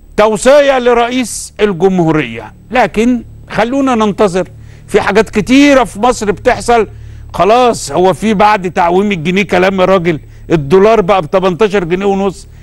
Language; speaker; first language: Egyptian Arabic; native; Egyptian Arabic